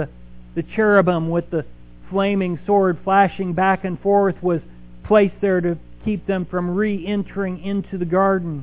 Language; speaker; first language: English; native; English